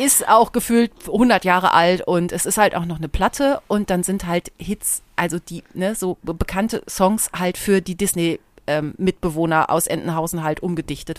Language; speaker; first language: German; native; German